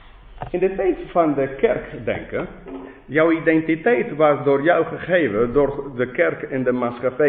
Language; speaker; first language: Dutch; non-native, fluent; English